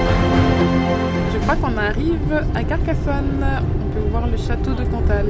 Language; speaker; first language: French; native; French